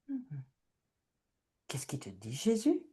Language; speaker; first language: French; native; French